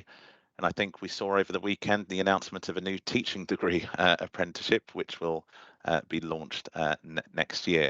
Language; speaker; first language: English; native; English